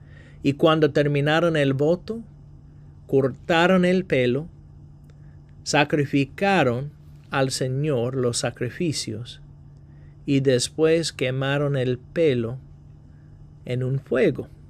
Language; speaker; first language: Spanish; non-native, fluent; English